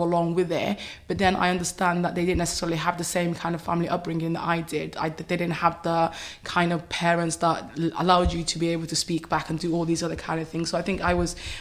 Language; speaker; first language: English; native; English